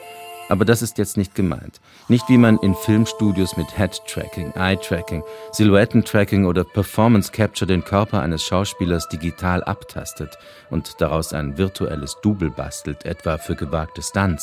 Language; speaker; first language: German; native; German